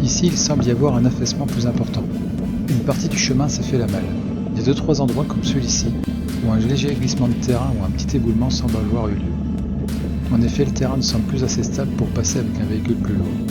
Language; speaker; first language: French; native; French